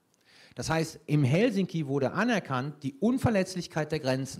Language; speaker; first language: German; native; German